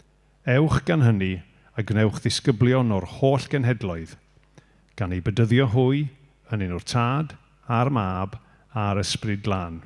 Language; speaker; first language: Welsh; native; Welsh